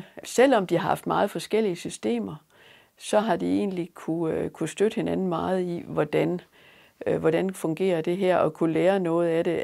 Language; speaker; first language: Danish; native; Danish